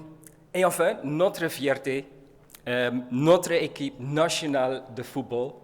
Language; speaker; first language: French; non-native, learner; Dutch